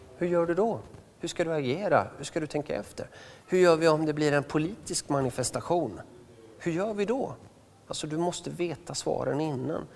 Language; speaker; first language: Swedish; early bilingual, other home language; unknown